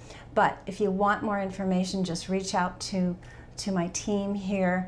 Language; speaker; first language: English; native; English